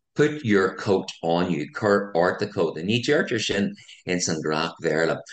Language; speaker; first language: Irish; non-native, local second language; English